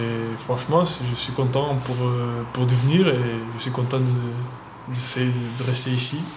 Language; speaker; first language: French; non-native, learner; Portuguese